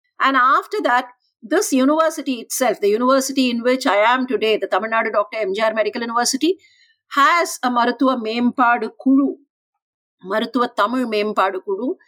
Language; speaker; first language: English; non-native, local second language; Tamil